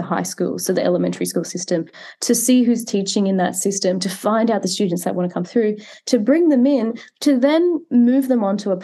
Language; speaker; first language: English; native; English